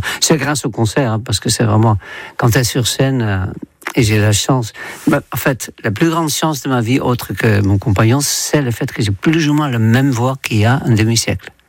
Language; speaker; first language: French; non-native, fluent; Dutch